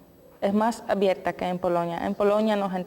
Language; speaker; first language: Spanish; non-native, learner; Polish